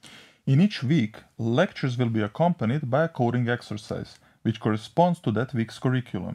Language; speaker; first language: English; non-native, fluent; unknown